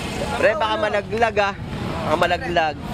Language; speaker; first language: Filipino; native; Filipino